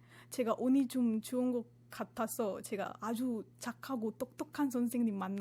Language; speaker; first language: Korean; non-native, fluent; Marathi